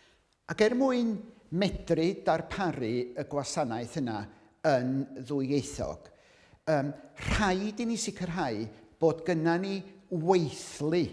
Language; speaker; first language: Welsh; native; Welsh